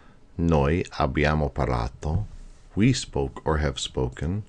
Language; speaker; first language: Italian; non-native, fluent; English